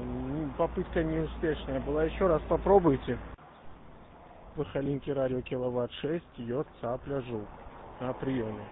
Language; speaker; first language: Russian; native; Russian